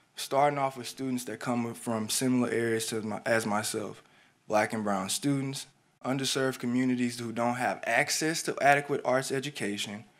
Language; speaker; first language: English; native; English